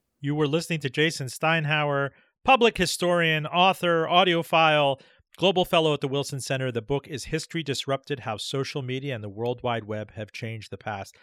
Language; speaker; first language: English; early bilingual, other home language; Persian